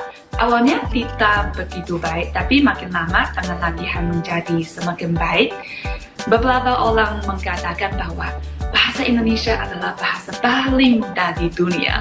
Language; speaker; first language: Indonesian; non-native, fluent; Chinese